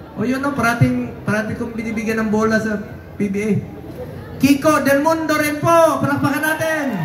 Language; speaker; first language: Filipino; non-native, local second language; Cebuano